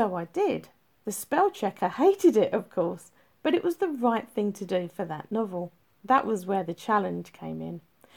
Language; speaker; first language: English; native; English